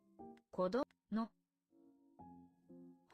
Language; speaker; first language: Japanese; non-native, learner; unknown